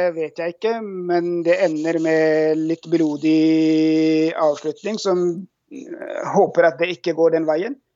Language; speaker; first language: Norwegian; non-native, fluent; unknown